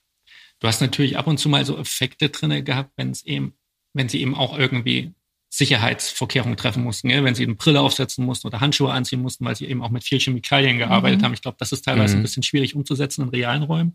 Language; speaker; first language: German; native; German